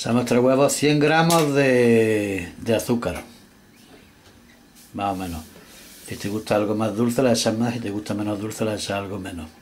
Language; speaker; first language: Spanish; native; Spanish